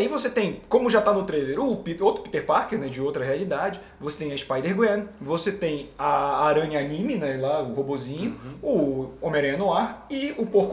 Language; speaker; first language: Portuguese; native; Portuguese